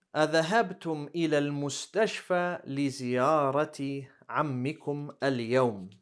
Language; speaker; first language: Arabic; non-native, fluent; English